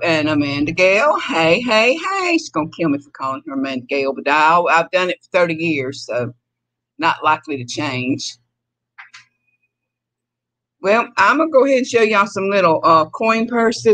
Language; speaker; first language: English; native; English